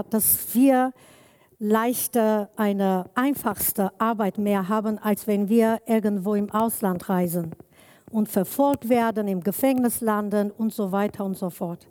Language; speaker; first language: German; non-native, learner; Kurdish